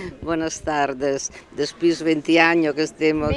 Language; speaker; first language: Spanish; non-native, learner; Italian